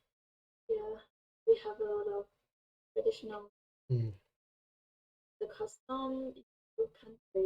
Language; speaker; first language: English; non-native, fluent; Thai